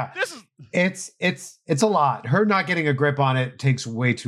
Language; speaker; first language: English; native; English